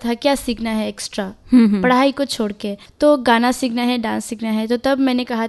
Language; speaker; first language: Hindi; non-native, local second language; Bangla